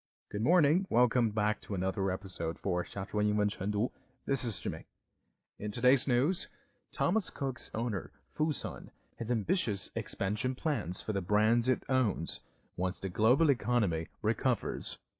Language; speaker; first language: English; non-native, fluent; Chinese